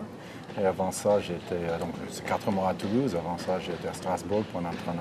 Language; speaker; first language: French; non-native, fluent; English